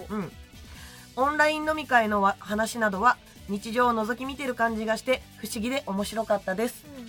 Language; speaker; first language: Japanese; native; Japanese